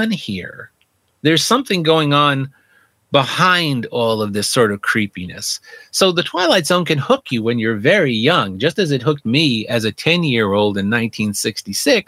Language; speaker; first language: English; native; English